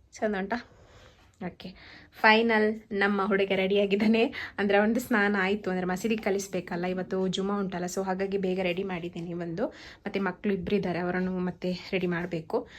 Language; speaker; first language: Kannada; non-native, local second language; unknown